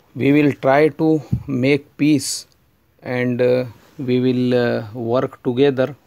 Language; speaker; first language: English; non-native, learner; Urdu